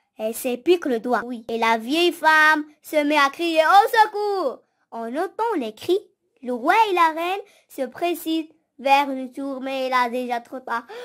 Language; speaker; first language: French; non-native, local second language; Arabic